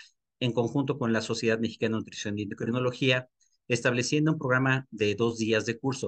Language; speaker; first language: Spanish; native; Spanish